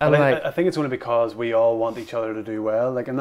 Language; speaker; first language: English; native; English